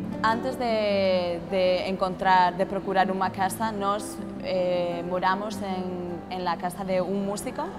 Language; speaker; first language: Portuguese; non-native, learner; Spanish